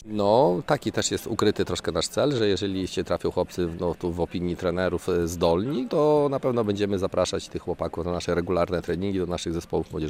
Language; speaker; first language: Polish; native; Polish